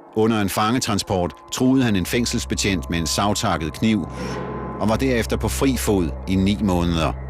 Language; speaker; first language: Danish; native; Danish